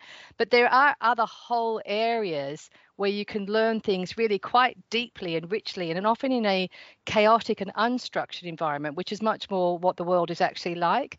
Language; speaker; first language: English; native; English